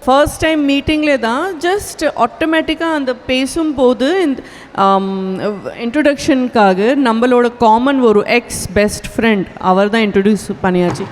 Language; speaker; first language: Tamil; non-native, local second language; Gujarati